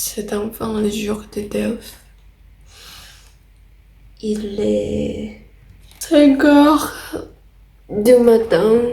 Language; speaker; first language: French; non-native, learner; Indonesian